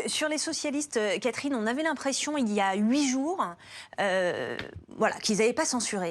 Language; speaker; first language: French; native; French